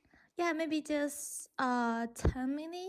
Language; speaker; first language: English; non-native, learner; Chinese